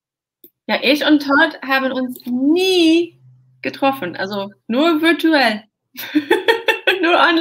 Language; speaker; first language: German; non-native, fluent; English